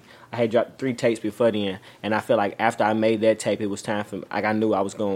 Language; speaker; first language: English; native; English